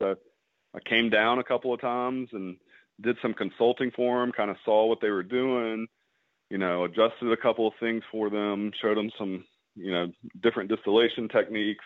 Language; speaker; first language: English; native; English